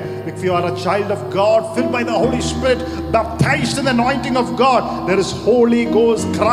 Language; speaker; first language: English; non-native, local second language; Malayalam